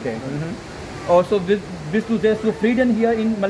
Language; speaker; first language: German; non-native, learner; Urdu